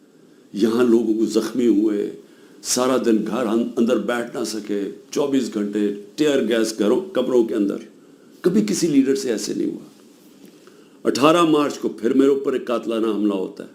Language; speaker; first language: Urdu; native; Urdu